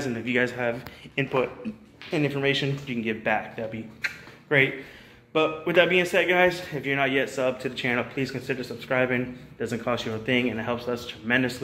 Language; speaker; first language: English; native; English